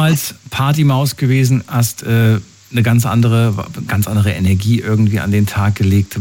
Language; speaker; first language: German; native; German